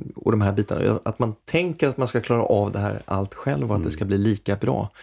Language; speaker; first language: Swedish; native; Swedish